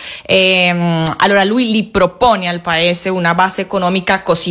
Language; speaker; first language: Italian; non-native, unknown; Spanish